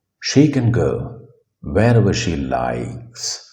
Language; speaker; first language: English; non-native, local second language; Malayalam